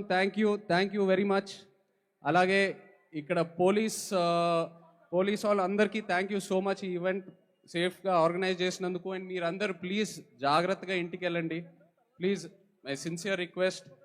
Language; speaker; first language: Telugu; native; Telugu